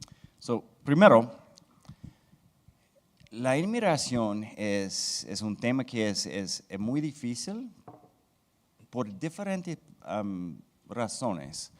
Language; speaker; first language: Spanish; non-native, fluent; English